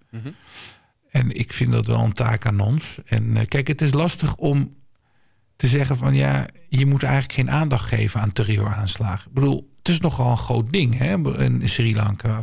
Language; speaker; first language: Dutch; early bilingual, other home language; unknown